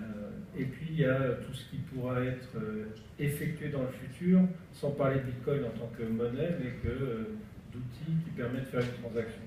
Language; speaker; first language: French; native; French